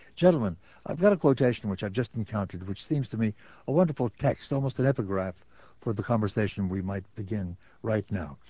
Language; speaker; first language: English; native; English